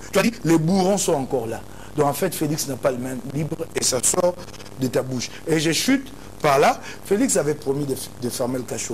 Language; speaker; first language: French; non-native, local second language; Lingala